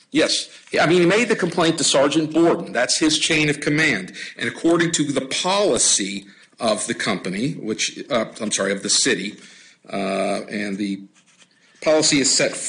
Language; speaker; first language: English; native; English